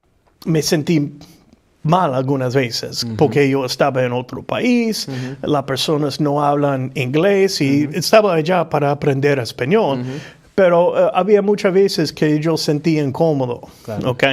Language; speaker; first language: Spanish; non-native, fluent; English